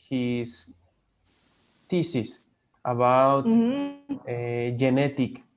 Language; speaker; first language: English; non-native, learner; Spanish